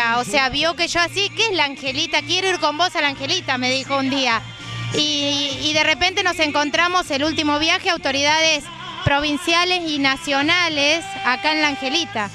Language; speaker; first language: Spanish; native; Spanish